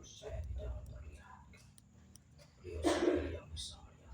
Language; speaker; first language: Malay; non-native, local second language; Javanese